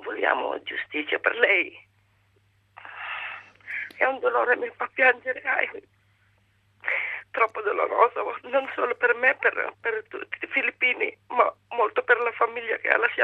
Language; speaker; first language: Italian; non-native, fluent; Filipino